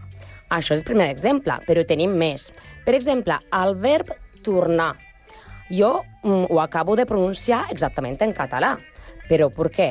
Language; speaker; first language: Catalan; non-native, learner; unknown